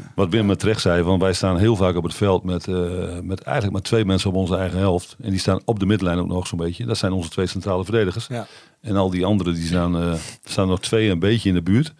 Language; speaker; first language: Dutch; native; Dutch